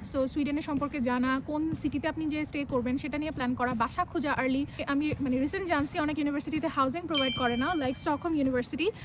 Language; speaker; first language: Bangla; native; Bangla